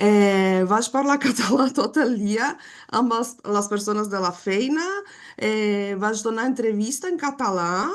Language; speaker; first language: Catalan; non-native, fluent; Portuguese